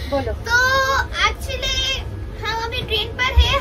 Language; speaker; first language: Hindi; non-native, local second language; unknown